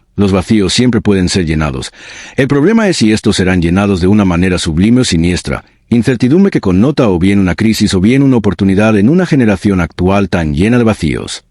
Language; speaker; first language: Spanish; native; Spanish